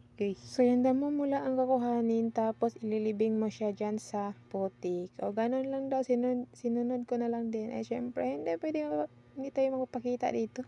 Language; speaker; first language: Filipino; non-native, local second language; Cebuano